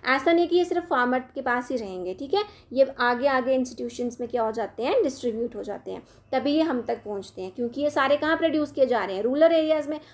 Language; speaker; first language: Hindi; non-native, local second language; Dogri